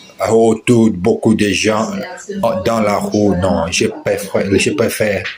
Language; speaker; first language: French; non-native, learner; Portuguese